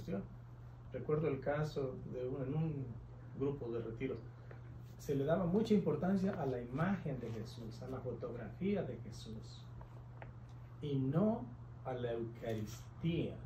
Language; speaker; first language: Spanish; native; Spanish